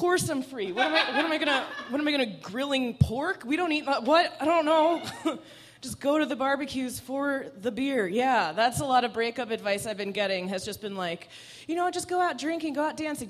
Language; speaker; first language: English; non-native, fluent; Persian